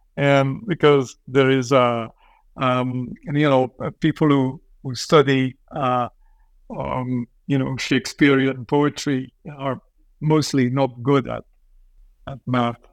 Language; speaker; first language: English; non-native, fluent; Dutch